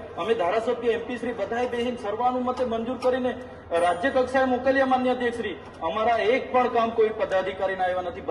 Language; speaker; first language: Gujarati; non-native, local second language; Vasavi